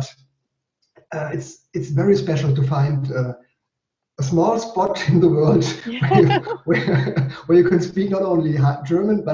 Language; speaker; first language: English; non-native, fluent; German